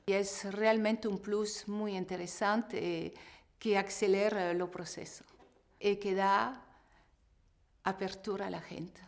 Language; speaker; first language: Spanish; non-native, fluent; French